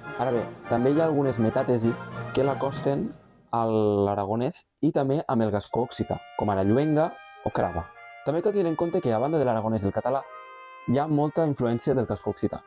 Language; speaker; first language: Catalan; native; Catalan